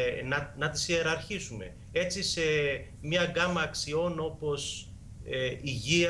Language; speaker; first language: Greek; native; Greek